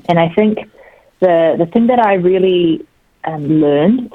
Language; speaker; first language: English; native; English